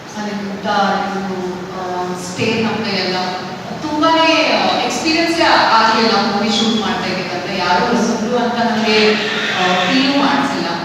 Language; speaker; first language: Kannada; non-native, fluent; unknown